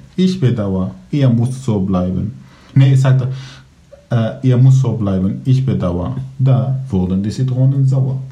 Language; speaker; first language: German; non-native, fluent; Kurdish